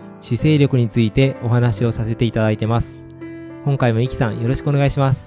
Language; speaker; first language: Japanese; native; Japanese